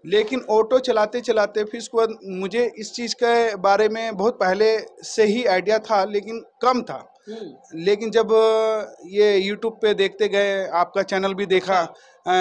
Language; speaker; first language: Hindi; native; Hindi